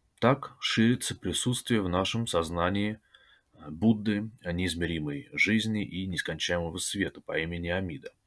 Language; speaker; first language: Russian; native; Russian